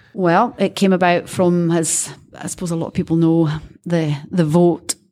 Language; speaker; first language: English; native; English